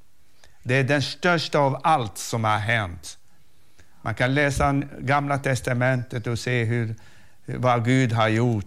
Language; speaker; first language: Swedish; non-native, fluent; Arabic